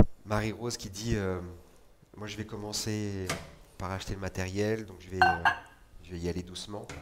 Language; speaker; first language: French; native; French